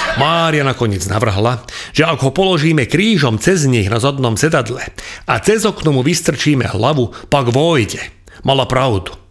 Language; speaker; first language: Slovak; non-native, local second language; Hungarian